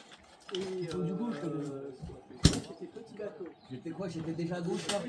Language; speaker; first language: French; native; French